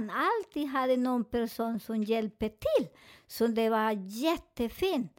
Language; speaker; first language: Swedish; non-native, learner; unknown